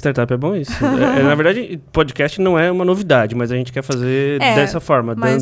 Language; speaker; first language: Portuguese; native; Portuguese